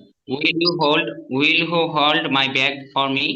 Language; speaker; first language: English; non-native, learner; Bangla